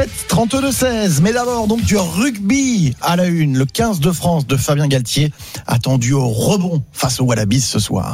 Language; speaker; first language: French; native; French